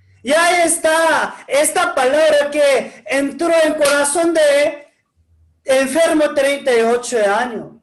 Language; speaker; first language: Spanish; non-native, learner; Korean